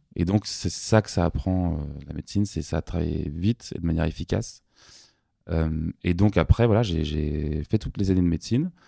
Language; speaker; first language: French; native; French